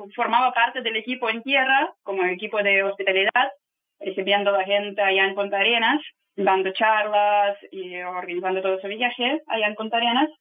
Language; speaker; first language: Spanish; non-native, fluent; Russian